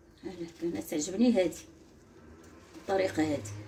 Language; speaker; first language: Arabic; native; Arabic